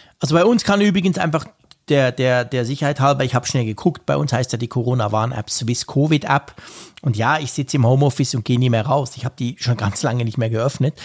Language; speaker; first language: German; native; German